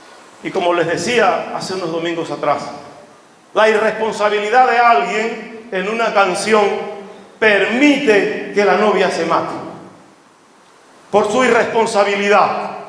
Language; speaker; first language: Spanish; native; Spanish